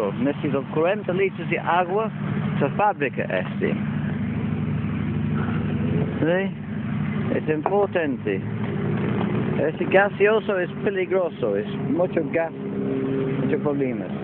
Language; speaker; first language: Spanish; non-native, learner; Italian